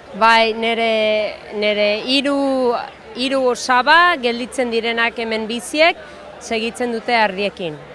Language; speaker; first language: Basque; early bilingual, heritage; Basque